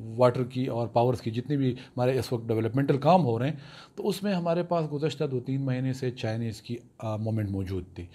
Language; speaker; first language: Urdu; non-native, local second language; Pashto